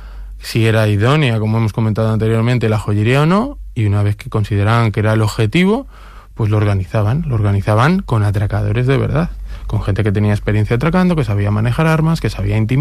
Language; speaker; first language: Spanish; native; Spanish